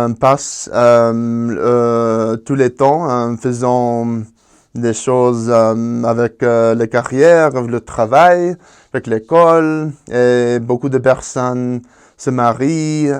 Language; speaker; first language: French; non-native, fluent; Spanish